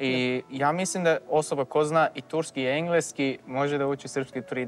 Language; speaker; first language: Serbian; non-native, fluent; Turkish